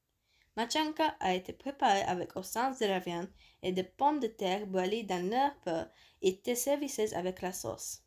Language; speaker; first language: French; non-native, learner; Slovak